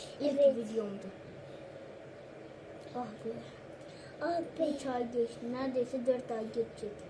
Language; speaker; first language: Turkish; early bilingual, other home language; Persian